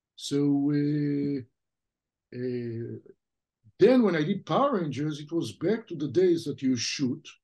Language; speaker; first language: English; non-native, fluent; French